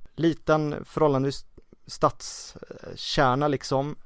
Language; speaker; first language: Swedish; native; Swedish